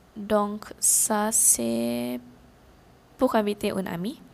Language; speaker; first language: French; non-native, fluent; Malay